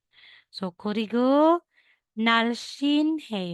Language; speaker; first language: Korean; non-native, learner; Filipino